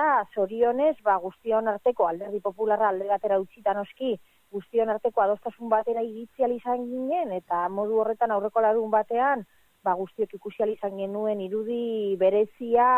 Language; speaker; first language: Basque; native; Basque